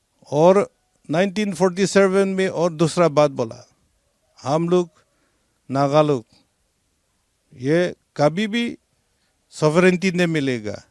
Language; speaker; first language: Hindi; non-native, local second language; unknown